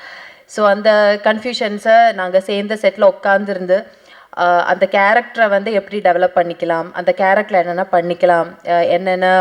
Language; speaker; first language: Tamil; non-native, fluent; Malayalam